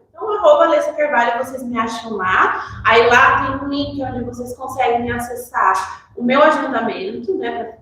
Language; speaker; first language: Portuguese; native; Portuguese